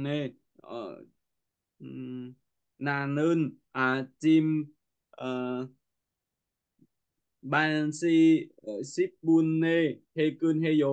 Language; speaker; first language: Korean; non-native, learner; Vietnamese